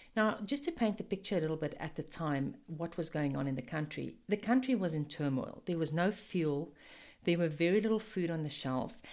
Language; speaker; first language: English; non-native, local second language; Afrikaans